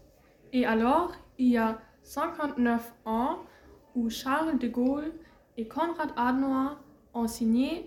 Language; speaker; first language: French; non-native, learner; German